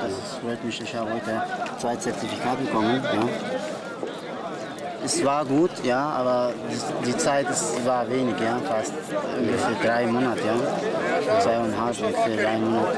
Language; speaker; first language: German; non-native, learner; Kurdish